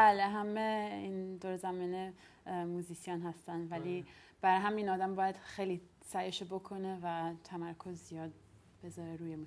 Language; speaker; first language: Persian; early bilingual, heritage; Persian